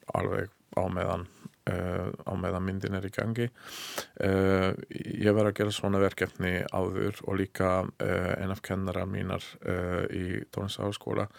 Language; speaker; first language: Icelandic; non-native, learner; Hungarian